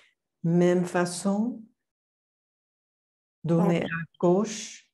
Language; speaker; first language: French; non-native, fluent; Chinese